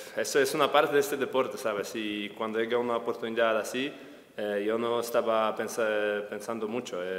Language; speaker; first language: Spanish; non-native, fluent; Polish